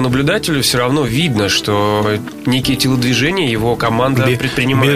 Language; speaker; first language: Russian; native; Russian